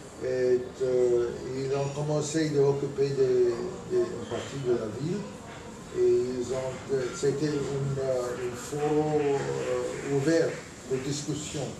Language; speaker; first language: French; non-native, fluent; English